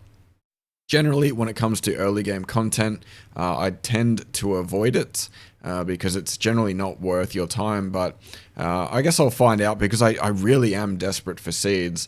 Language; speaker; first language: English; native; English